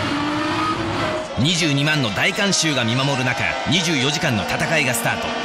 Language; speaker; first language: Japanese; native; Japanese